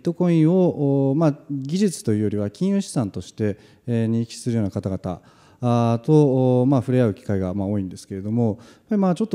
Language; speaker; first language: Japanese; native; Japanese